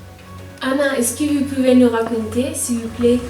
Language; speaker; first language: French; non-native, learner; Spanish